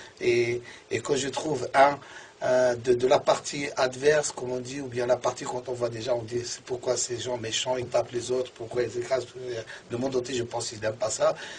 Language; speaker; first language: French; non-native, local second language; Arabic